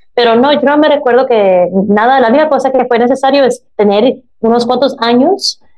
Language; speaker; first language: Spanish; early bilingual, heritage; Spanish